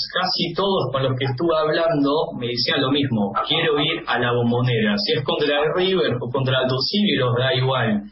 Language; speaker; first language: Spanish; non-native, fluent; Dutch